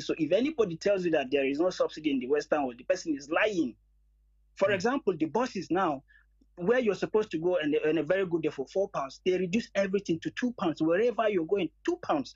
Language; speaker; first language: English; non-native, local second language; Hausa